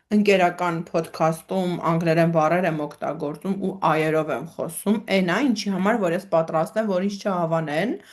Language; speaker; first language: Armenian; native; Armenian